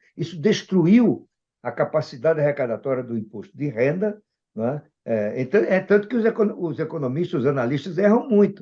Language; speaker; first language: Portuguese; native; Portuguese